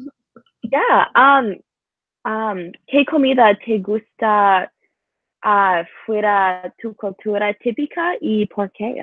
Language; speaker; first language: Spanish; non-native, learner; English